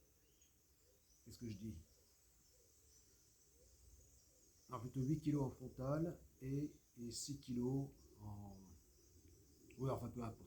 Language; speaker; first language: French; native; French